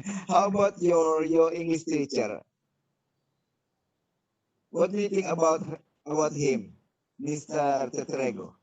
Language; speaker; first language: English; non-native, fluent; Indonesian